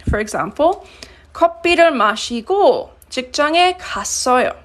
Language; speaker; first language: Korean; non-native, fluent; English